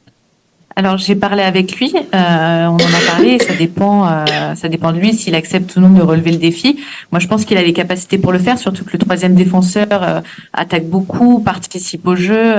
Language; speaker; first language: French; native; French